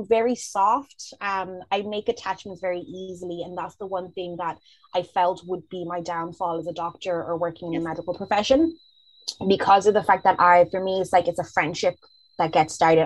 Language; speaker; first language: English; early bilingual, other home language; Zulu